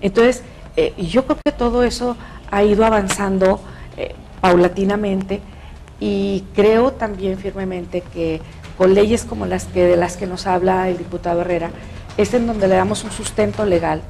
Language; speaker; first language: Spanish; native; Spanish